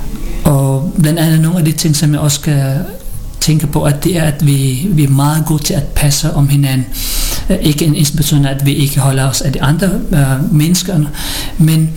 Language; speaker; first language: Danish; non-native, fluent; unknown